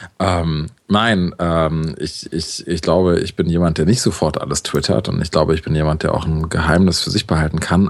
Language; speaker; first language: German; native; German